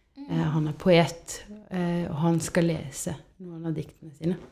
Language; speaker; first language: Norwegian; non-native, fluent; Estonian